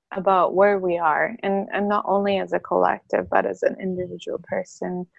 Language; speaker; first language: English; non-native, fluent; Spanish